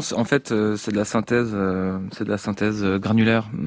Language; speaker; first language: French; native; French